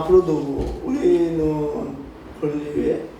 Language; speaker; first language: Korean; non-native, learner; Bangla